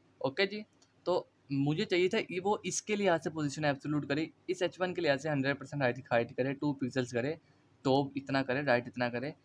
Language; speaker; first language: Urdu; native; Urdu